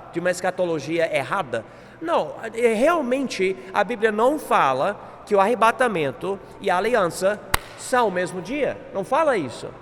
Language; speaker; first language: Portuguese; non-native, fluent; English